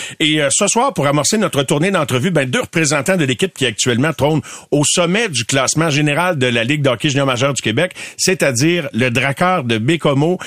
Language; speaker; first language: French; native; French